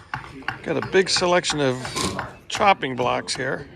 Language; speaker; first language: English; native; English